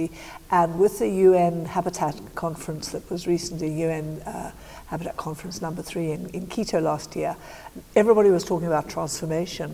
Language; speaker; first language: English; native; English